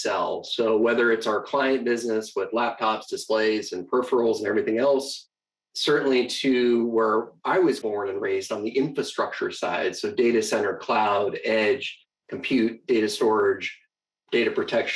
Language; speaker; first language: English; native; English